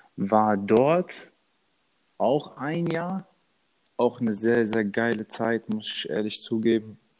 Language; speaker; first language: German; early bilingual, other home language; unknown